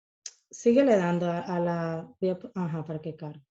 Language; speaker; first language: Spanish; native; Spanish